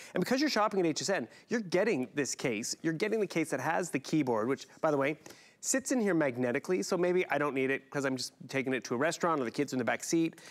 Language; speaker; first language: English; native; English